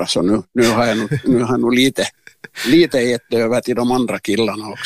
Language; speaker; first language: Swedish; native; Swedish